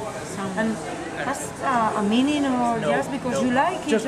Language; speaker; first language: English; non-native, fluent; Spanish